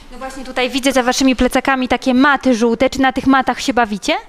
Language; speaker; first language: Polish; native; Polish